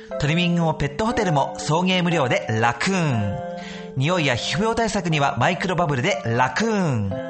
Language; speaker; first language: Japanese; native; Japanese